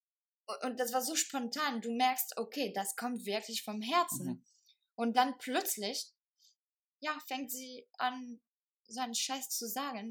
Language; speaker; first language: German; non-native, fluent; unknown